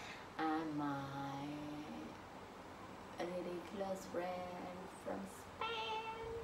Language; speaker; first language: English; non-native, learner; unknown